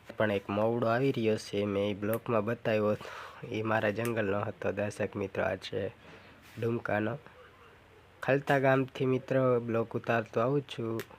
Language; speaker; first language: Gujarati; non-native, local second language; Bhili